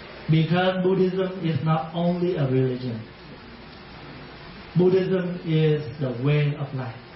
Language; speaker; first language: English; early bilingual, other home language; Vietnamese